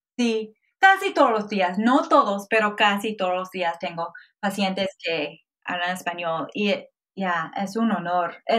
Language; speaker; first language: Spanish; non-native, fluent; English